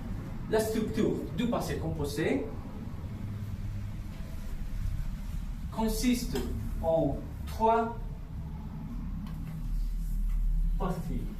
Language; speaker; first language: French; non-native, fluent; Spanish